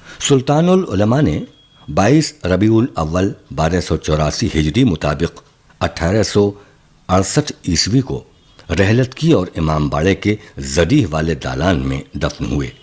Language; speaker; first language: Urdu; native; Urdu